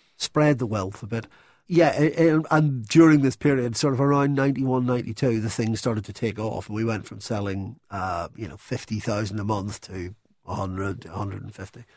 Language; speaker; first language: English; native; English